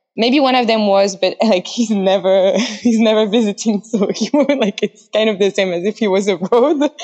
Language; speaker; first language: English; non-native, fluent; French